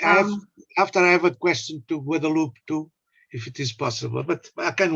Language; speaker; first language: English; non-native, learner; Portuguese